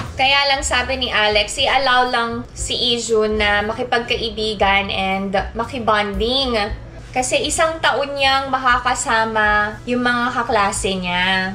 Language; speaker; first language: Filipino; native; Filipino